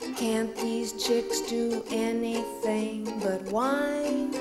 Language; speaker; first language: English; native; English